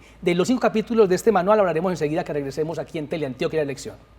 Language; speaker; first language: Spanish; native; Spanish